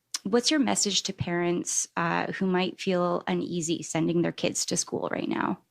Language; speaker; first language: English; native; English